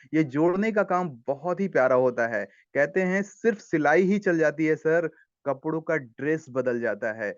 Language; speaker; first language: Hindi; native; Hindi